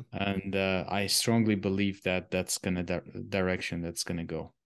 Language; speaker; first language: English; non-native, fluent; Armenian